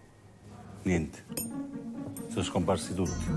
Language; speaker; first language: Italian; native; Italian